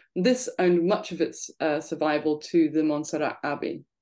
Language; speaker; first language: English; native; English